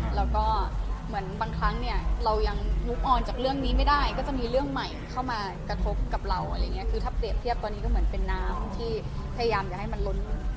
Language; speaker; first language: Thai; native; Thai